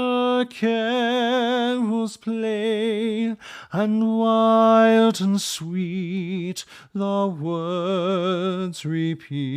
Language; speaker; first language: English; native; English